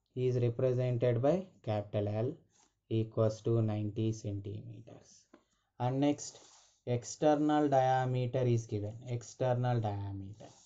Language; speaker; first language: English; non-native, local second language; Telugu